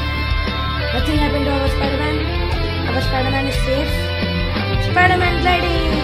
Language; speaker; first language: English; non-native, local second language; Telugu